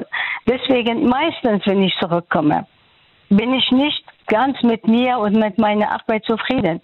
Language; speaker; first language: German; non-native, fluent; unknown